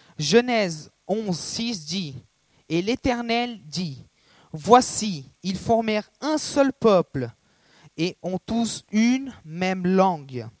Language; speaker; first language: French; non-native, fluent; Portuguese